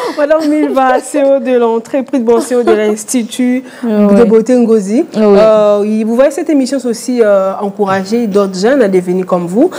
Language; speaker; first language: French; non-native, local second language; Lingala